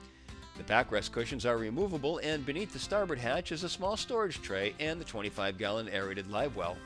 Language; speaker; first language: English; native; English